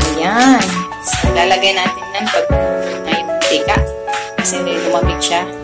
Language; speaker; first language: Filipino; non-native, local second language; Cebuano